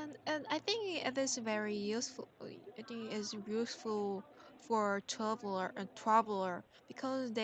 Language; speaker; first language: English; non-native, learner; Korean